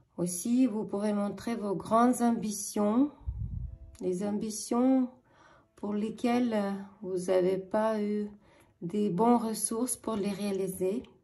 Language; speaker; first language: French; non-native, fluent; Ukrainian